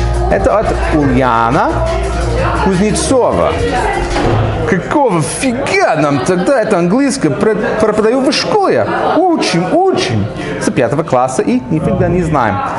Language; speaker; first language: Russian; non-native, learner; English